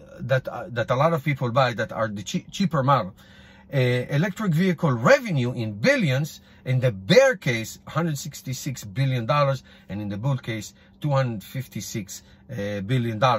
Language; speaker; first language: English; non-native, fluent; Hebrew